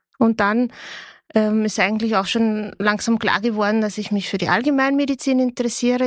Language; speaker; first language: German; native; German